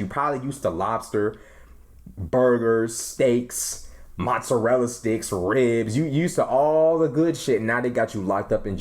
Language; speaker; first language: English; native; English